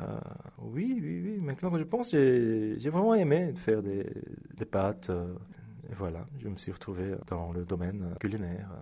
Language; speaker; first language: French; early bilingual, other home language; Korean